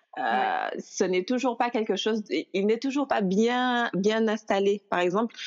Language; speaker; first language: French; native; French